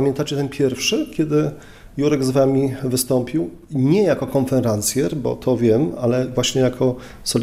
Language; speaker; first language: Polish; native; Polish